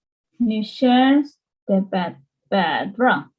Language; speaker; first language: Swedish; non-native, learner; Chinese